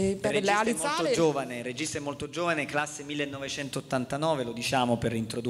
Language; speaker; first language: Italian; native; Italian